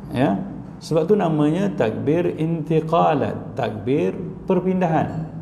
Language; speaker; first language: Malay; native; Malay